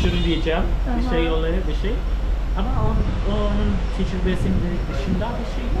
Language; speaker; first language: Turkish; non-native, fluent; Khmer